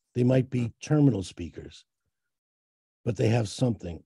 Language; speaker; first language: English; native; English